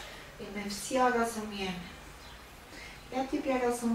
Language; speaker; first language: Polish; non-native, learner; Russian